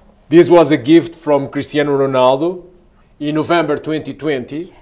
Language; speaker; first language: English; non-native, fluent; Portuguese